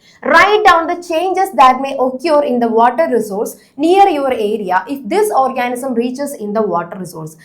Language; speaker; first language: English; non-native, local second language; Malayalam